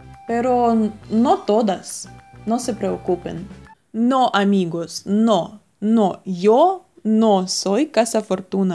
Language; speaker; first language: Spanish; non-native, fluent; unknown